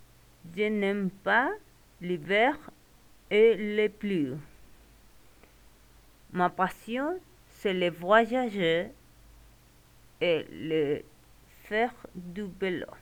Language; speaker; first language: French; non-native, learner; Spanish